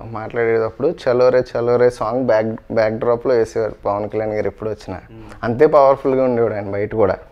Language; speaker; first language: Telugu; native; Telugu